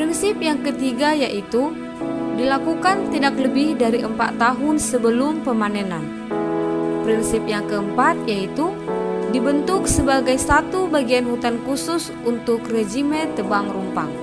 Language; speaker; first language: Indonesian; native; Indonesian